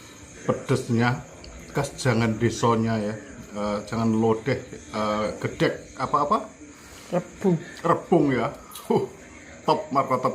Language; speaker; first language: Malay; non-native, local second language; Javanese